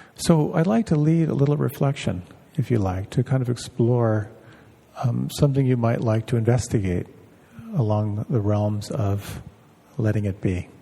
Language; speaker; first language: English; native; English